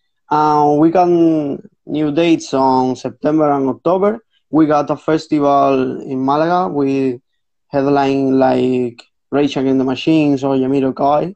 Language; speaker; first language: English; non-native, fluent; Spanish